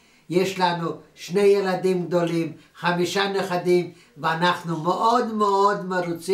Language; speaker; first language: Hebrew; non-native, fluent; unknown